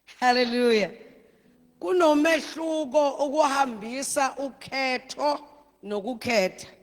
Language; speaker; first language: Zulu; non-native, local second language; Swati